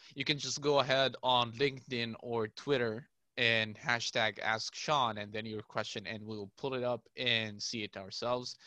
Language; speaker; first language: English; non-native, fluent; Arabic